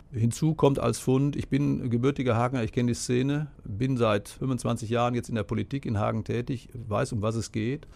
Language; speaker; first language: German; native; German